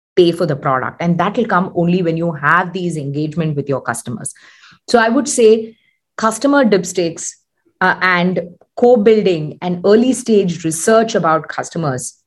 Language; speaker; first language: English; non-native, local second language; Tamil